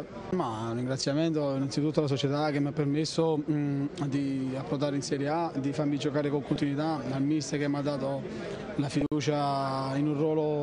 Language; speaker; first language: Italian; native; Italian